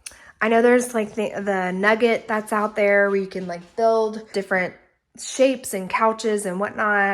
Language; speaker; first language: English; native; English